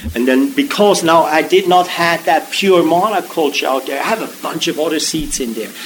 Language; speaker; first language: English; non-native, fluent; German